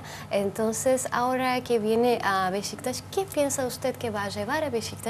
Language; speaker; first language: Spanish; non-native, fluent; Turkish